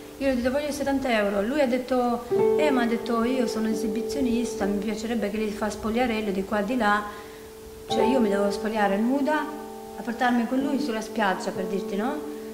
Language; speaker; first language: Italian; non-native, fluent; Albanian